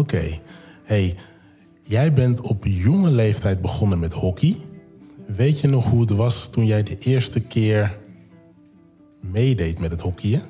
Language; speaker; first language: Dutch; native; Dutch